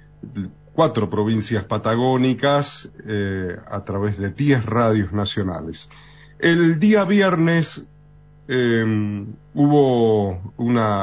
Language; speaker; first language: Spanish; native; Spanish